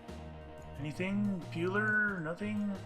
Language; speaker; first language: English; native; English